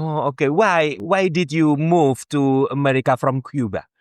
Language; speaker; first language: English; non-native, fluent; Indonesian